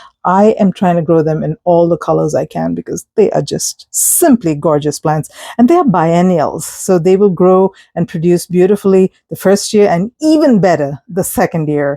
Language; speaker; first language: English; native; English